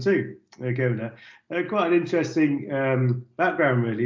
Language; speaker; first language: English; native; English